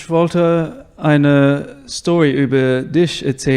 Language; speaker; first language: German; non-native, learner; English